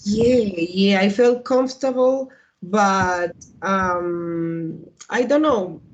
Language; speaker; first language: English; non-native, learner; Spanish